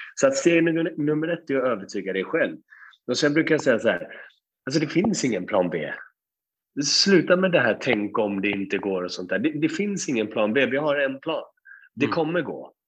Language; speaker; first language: Swedish; early bilingual, other home language; Persian